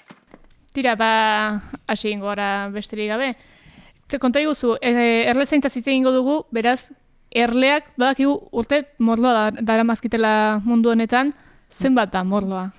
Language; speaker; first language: Basque; native; Basque